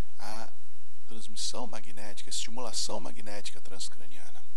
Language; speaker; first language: Portuguese; native; Portuguese